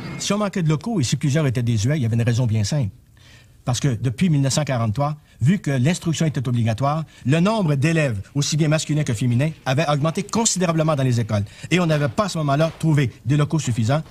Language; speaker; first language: French; native; French